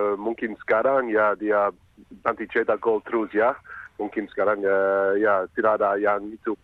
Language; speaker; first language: Indonesian; non-native, fluent; English